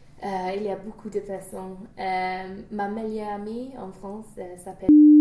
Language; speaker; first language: French; non-native, learner; English